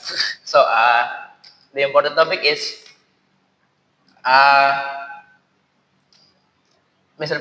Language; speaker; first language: English; non-native, learner; Indonesian